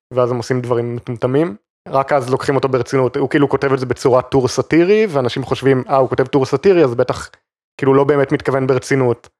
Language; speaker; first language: Hebrew; native; Hebrew